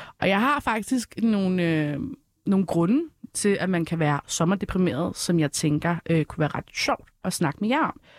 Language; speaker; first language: Danish; early bilingual, other home language; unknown